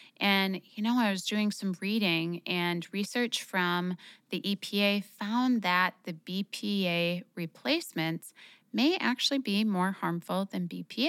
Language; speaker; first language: English; native; English